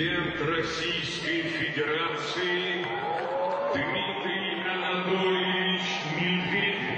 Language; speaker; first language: Russian; native; Russian